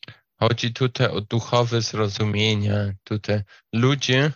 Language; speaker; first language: Polish; non-native, fluent; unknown